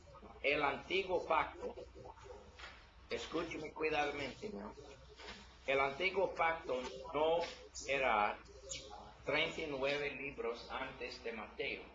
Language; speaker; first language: Spanish; non-native, learner; English